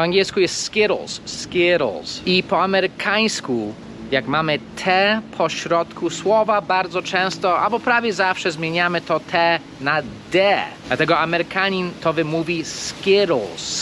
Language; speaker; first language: Polish; non-native, fluent; English